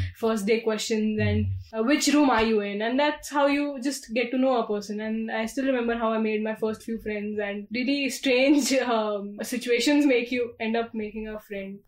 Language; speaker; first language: English; non-native, local second language; Hindi